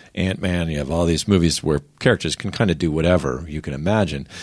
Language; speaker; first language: English; native; English